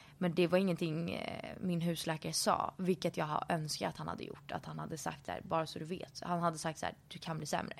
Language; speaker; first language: Swedish; native; Swedish